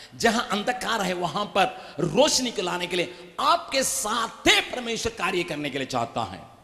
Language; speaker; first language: Hindi; non-native, local second language; Tamil